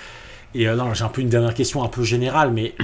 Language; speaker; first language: French; native; French